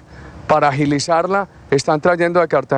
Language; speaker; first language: Spanish; native; Spanish